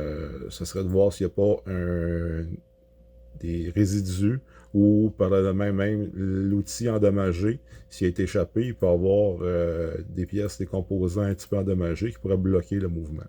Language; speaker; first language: French; native; French